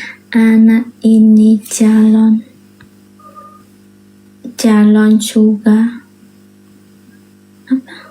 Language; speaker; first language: Indonesian; non-native, learner; Vietnamese